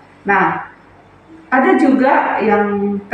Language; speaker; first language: Indonesian; native; Indonesian